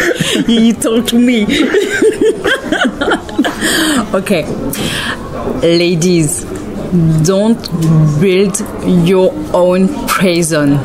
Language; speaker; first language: English; non-native, learner; French